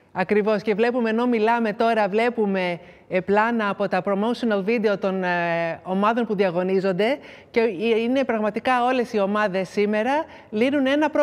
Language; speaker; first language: Greek; native; Greek